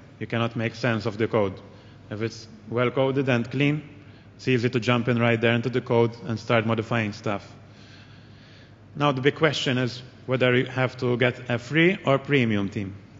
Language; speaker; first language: English; non-native, local second language; Maltese